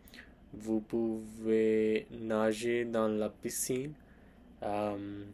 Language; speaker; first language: French; non-native, learner; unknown